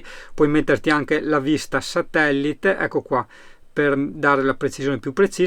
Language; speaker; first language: Italian; native; Italian